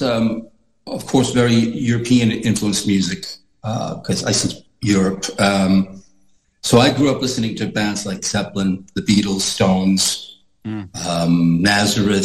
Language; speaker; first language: English; non-native, fluent; Icelandic